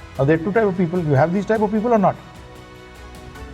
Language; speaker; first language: English; non-native, local second language; Hindi